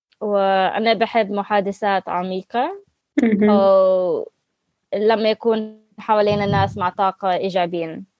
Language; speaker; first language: Arabic; non-native, learner; English